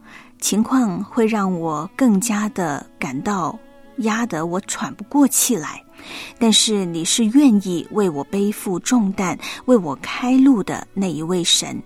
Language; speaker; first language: Chinese; native; Chinese